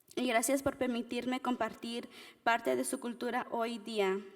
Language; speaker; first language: Spanish; early bilingual, other home language; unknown